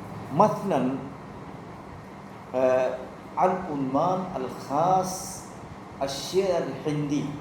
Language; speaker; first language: Arabic; non-native, fluent; Urdu